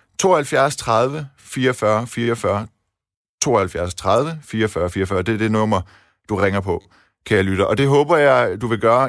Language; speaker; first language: Danish; early bilingual, other home language; Persian